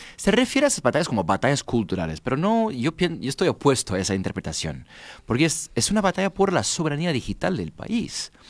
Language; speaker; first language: Spanish; non-native, fluent; English